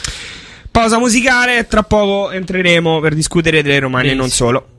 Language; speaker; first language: Italian; native; Italian